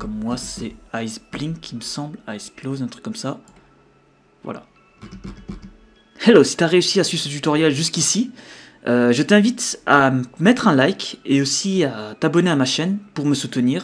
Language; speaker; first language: French; native; French